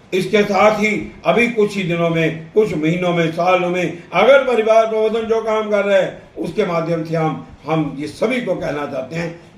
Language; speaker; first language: Hindi; non-native, local second language; Punjabi